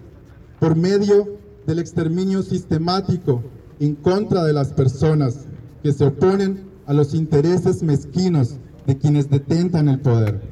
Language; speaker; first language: Spanish; native; Spanish